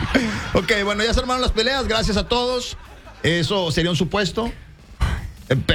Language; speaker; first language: Spanish; native; Spanish